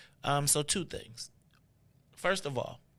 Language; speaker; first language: English; native; English